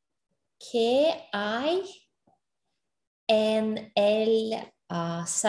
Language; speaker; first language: Spanish; non-native, learner; English